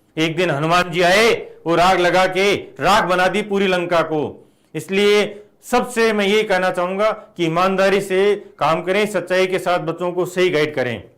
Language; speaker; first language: Hindi; native; Hindi